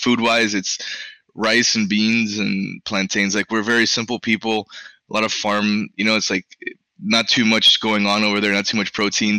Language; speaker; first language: English; early bilingual, other home language; Spanish